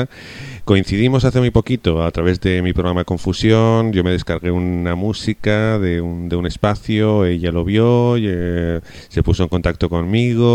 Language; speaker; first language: Spanish; native; Spanish